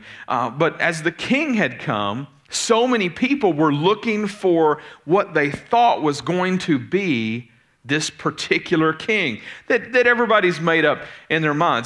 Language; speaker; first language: English; native; English